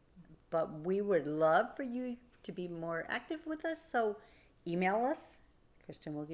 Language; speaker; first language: English; native; English